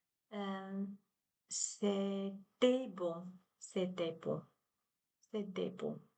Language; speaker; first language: French; non-native, learner; Chinese